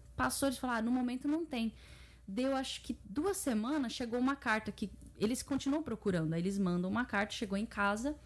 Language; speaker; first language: Portuguese; early bilingual, heritage; Portuguese